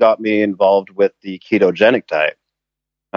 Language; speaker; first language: English; native; English